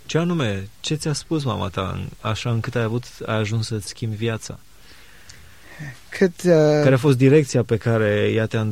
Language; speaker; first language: Romanian; native; Romanian